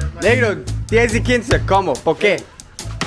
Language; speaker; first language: Spanish; non-native, learner; German